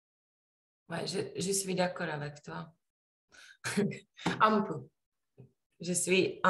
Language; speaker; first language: French; non-native, learner; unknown